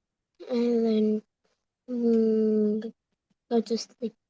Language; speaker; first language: English; non-native, learner; Vietnamese